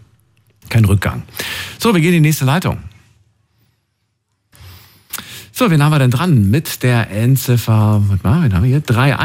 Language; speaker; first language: German; native; German